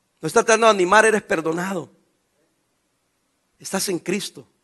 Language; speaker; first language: Spanish; native; Spanish